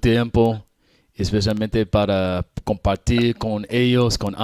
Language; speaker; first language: Spanish; non-native, learner; English